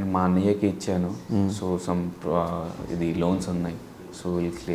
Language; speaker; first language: Telugu; non-native, local second language; Urdu